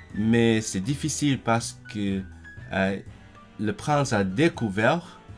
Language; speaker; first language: French; non-native, fluent; Cantonese